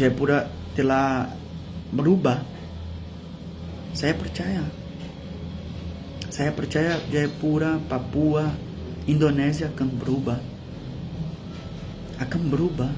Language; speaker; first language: Indonesian; non-native, fluent; Portuguese